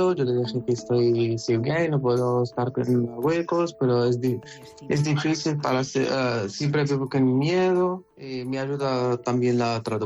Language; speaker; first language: Spanish; non-native, learner; Arabic